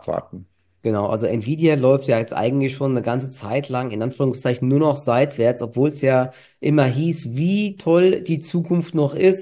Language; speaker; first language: German; native; German